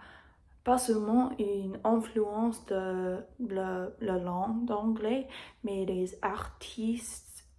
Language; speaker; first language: French; non-native, learner; English